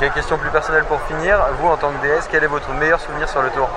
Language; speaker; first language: French; native; French